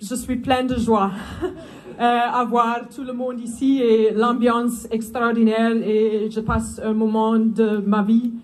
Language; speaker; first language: French; non-native, fluent; Afrikaans